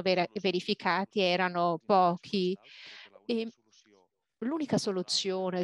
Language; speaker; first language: Italian; native; Italian